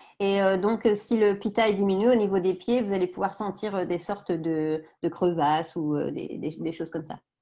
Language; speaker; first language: French; native; French